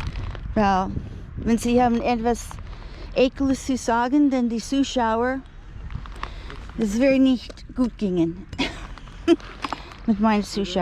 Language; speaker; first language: German; non-native, learner; English